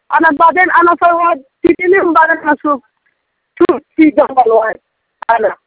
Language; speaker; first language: Arabic; non-native, learner; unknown